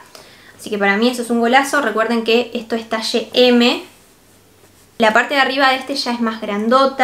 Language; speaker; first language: Spanish; native; Spanish